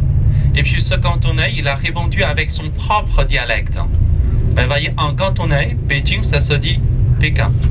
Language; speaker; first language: French; non-native, fluent; Chinese